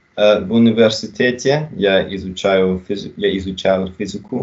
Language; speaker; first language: Russian; non-native, learner; English